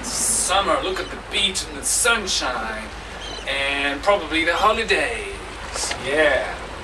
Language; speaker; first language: English; non-native, fluent; French